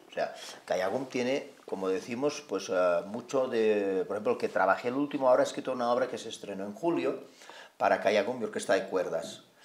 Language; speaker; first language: Spanish; non-native, local second language; Catalan